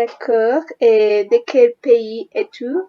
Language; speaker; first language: French; non-native, learner; Spanish